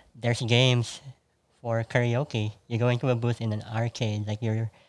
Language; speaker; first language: English; non-native, local second language; Filipino